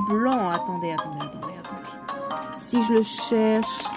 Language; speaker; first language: French; native; French